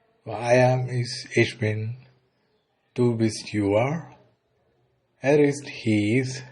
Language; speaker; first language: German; non-native, fluent; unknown